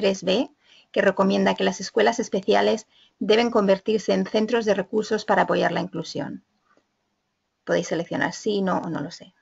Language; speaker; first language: Spanish; native; Spanish